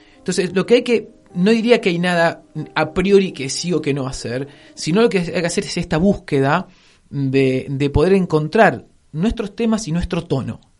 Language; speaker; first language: Spanish; native; Spanish